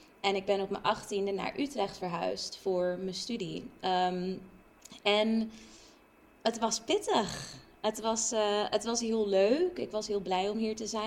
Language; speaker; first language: Dutch; non-native, local second language; Papiamento